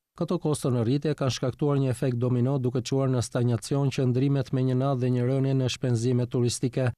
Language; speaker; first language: Albanian; native; Albanian